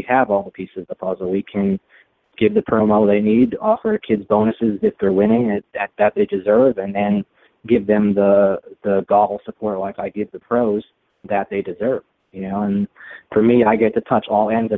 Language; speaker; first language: English; native; English